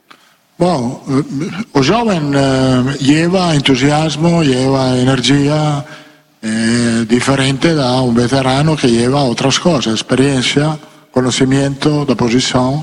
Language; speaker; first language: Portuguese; non-native, learner; Italian